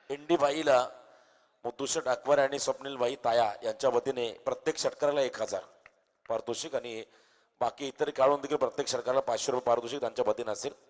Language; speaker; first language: Marathi; native; Marathi